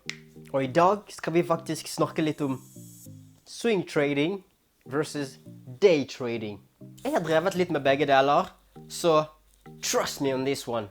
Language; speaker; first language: Norwegian; native; Norwegian